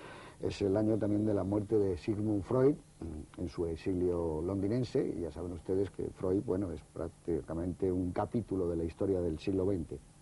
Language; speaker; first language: Spanish; native; Spanish